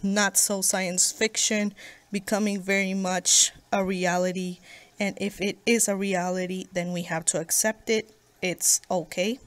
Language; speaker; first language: English; native; English